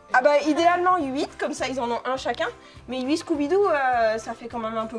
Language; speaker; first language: French; native; French